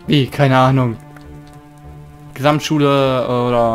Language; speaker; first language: German; native; German